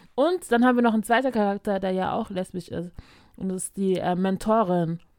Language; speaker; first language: German; early bilingual, other home language; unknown